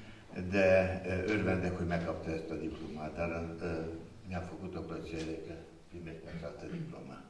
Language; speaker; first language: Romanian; non-native, local second language; Hungarian